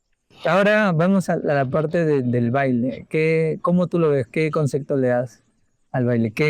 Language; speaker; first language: Spanish; native; Spanish